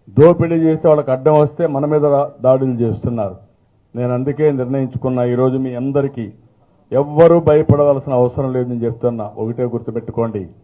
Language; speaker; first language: Telugu; native; Telugu